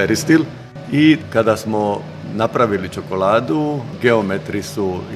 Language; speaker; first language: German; non-native, fluent; Croatian